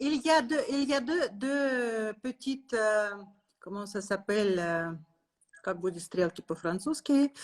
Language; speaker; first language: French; non-native, learner; Russian